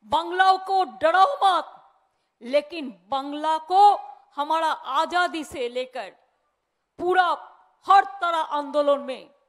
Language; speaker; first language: Hindi; non-native, local second language; Bangla